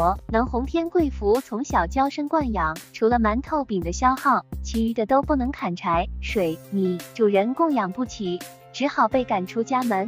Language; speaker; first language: Chinese; native; Chinese